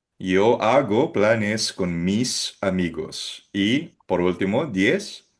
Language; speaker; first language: Spanish; non-native, fluent; Filipino